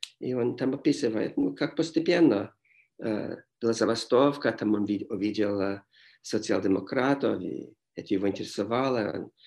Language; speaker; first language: Russian; non-native, fluent; English